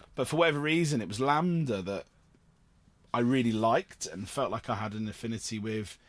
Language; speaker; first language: English; native; English